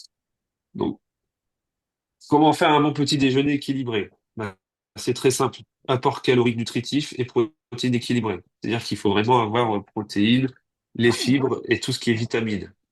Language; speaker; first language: French; native; French